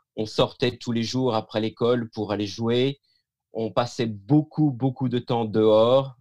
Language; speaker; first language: French; native; French